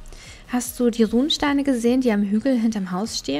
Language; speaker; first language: German; native; German